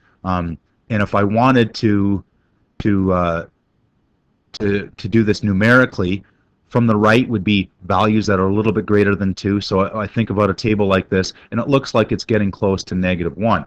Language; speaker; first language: English; native; English